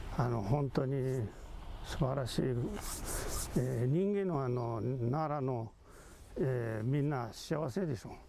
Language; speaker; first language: Japanese; non-native, learner; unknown